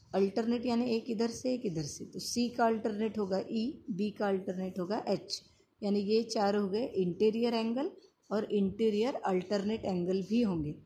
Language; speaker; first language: Hindi; non-native, local second language; Marathi